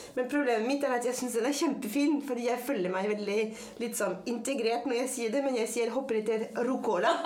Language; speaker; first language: Norwegian; non-native, fluent; French